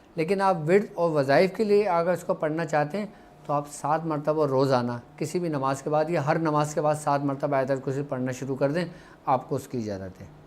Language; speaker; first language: Urdu; native; Urdu